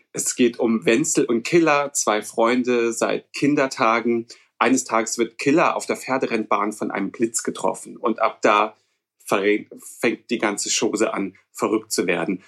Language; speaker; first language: German; native; German